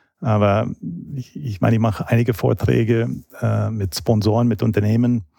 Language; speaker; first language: German; non-native, fluent; English